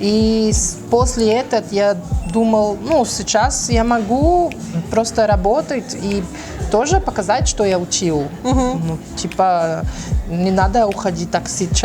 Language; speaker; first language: Russian; non-native, learner; Portuguese